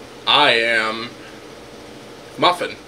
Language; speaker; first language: English; native; English